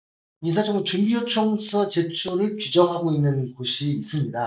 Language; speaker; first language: Korean; native; Korean